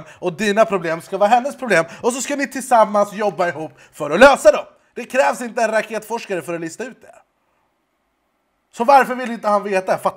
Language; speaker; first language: Swedish; native; Swedish